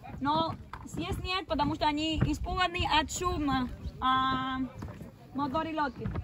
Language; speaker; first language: Russian; non-native, learner; Spanish